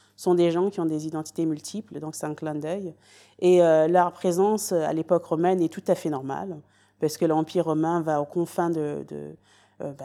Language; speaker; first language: French; native; French